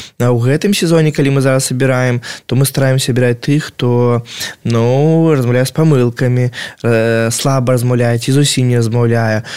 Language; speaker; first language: Belarusian; non-native, local second language; Russian